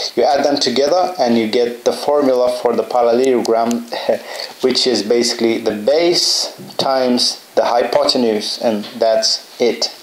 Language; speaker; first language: English; non-native, fluent; Lithuanian